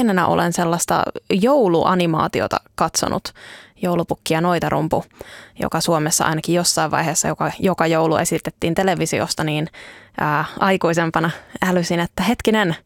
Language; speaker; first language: Finnish; native; Finnish